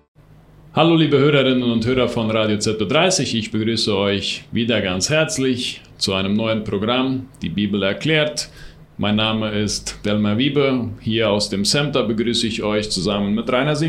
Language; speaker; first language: German; non-native, local second language; Plautdietsch